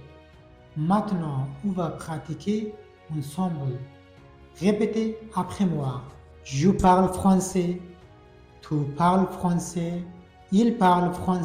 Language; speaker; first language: French; non-native, fluent; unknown